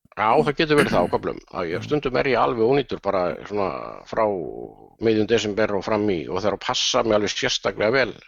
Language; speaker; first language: Icelandic; native; Icelandic